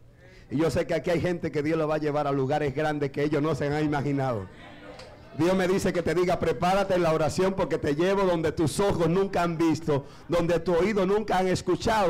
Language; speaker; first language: Spanish; native; Spanish